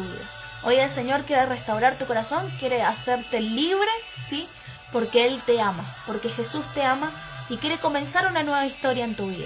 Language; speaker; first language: Spanish; native; Spanish